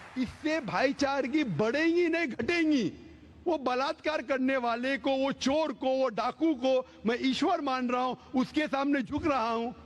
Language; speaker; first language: Hindi; non-native, local second language; Konkani